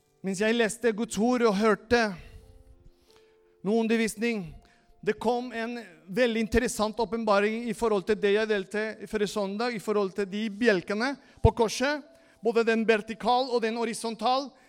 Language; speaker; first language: Norwegian; non-native, fluent; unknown